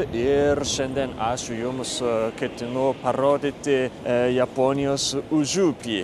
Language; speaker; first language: Lithuanian; non-native, fluent; Japanese